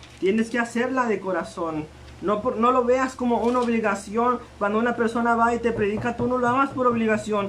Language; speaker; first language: Spanish; native; Spanish